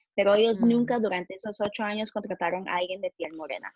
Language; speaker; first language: Spanish; early bilingual, heritage; Spanish